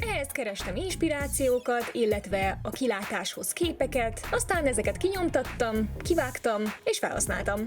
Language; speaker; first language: Hungarian; native; Hungarian